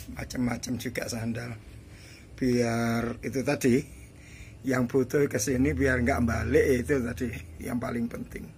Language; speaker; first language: Indonesian; non-native, local second language; Javanese